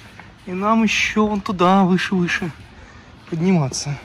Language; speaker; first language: Russian; native; Russian